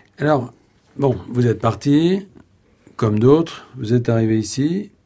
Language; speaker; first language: French; native; French